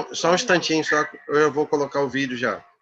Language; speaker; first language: Portuguese; native; Portuguese